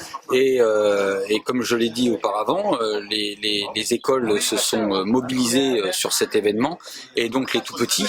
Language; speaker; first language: French; native; French